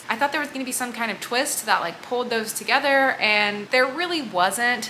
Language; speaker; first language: English; native; English